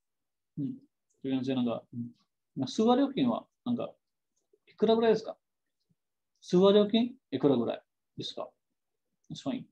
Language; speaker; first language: Japanese; non-native, fluent; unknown